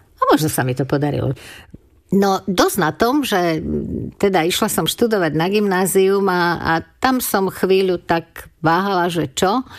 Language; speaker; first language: Slovak; non-native, local second language; Hungarian